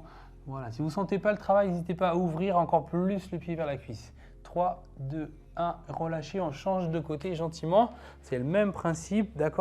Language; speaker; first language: French; native; French